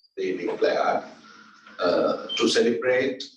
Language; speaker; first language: English; non-native, local second language; Sinhala